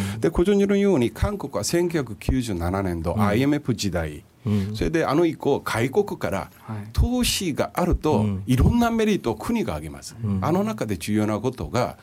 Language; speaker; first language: Japanese; non-native, fluent; Korean